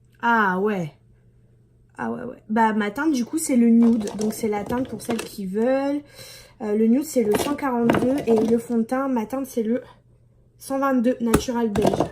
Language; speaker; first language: French; native; French